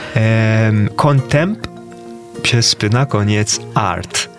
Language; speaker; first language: Polish; non-native, fluent; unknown